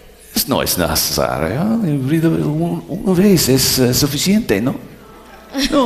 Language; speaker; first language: Spanish; non-native, learner; English